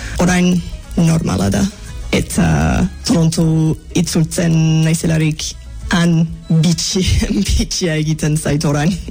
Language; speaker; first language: Basque; non-native, learner; English